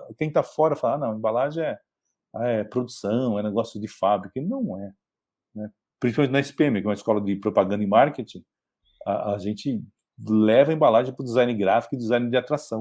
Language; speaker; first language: Portuguese; native; Portuguese